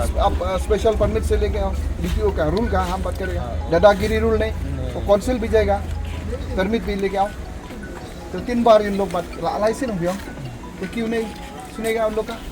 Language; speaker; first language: Hindi; non-native, local second language; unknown